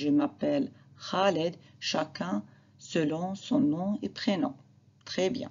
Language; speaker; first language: French; non-native, fluent; Arabic